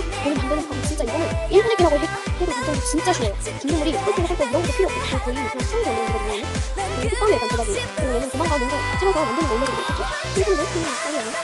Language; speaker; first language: Korean; native; Korean